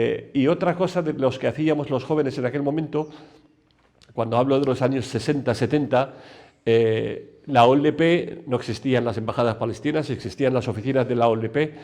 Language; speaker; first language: Spanish; non-native, fluent; Arabic